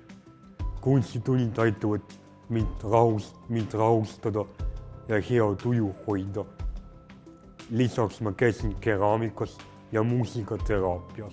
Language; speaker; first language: Estonian; non-native, local second language; Russian